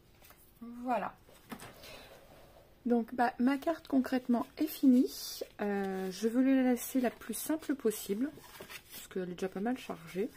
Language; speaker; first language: French; native; French